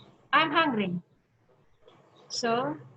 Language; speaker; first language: English; non-native, learner; Indonesian